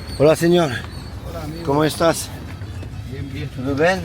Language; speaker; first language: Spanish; non-native, learner; French